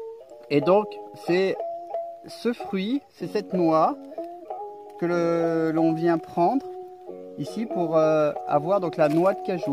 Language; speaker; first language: French; native; French